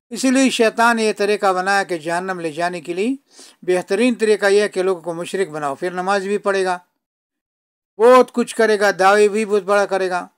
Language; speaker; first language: Urdu; non-native, local second language; Pashto